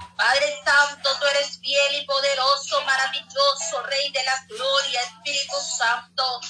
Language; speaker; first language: Spanish; native; Spanish